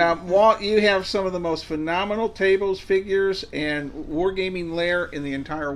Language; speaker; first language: English; native; English